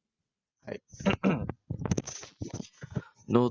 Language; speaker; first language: Japanese; non-native, learner; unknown